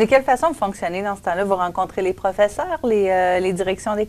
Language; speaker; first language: French; native; French